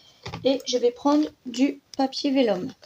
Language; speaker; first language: French; native; French